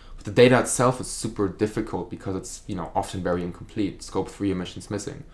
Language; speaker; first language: English; non-native, fluent; German